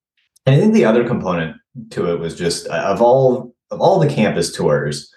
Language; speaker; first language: English; native; English